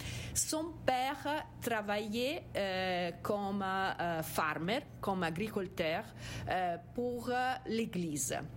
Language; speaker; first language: French; non-native, fluent; Italian